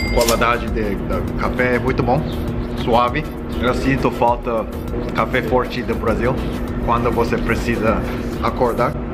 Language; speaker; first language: Portuguese; non-native, learner; Korean